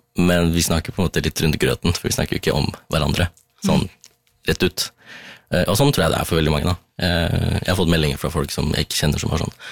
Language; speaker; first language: Norwegian; early bilingual, other home language; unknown